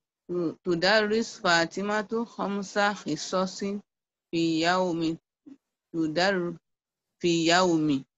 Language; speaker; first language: Arabic; non-native, learner; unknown